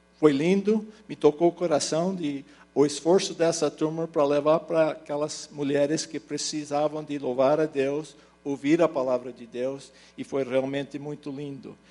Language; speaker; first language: Portuguese; early bilingual, other home language; English